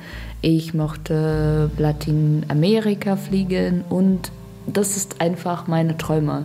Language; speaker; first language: German; non-native, fluent; Russian